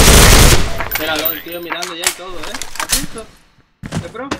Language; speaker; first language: Spanish; native; Spanish